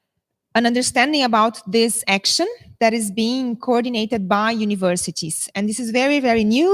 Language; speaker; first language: English; non-native, fluent; Portuguese